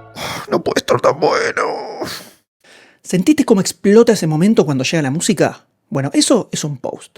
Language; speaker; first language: Spanish; native; Spanish